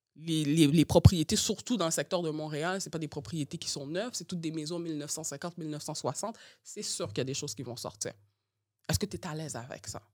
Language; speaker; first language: French; early bilingual, other home language; Haitian Creole